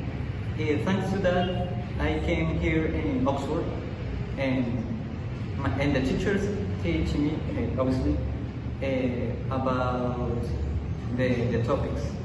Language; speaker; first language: English; non-native, learner; Spanish